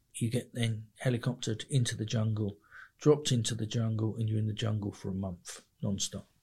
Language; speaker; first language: English; native; English